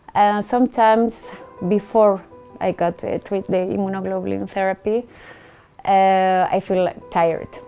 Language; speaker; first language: English; non-native, learner; Spanish